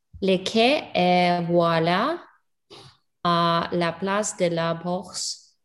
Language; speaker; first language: French; non-native, learner; English